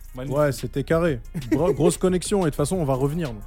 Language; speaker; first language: French; native; French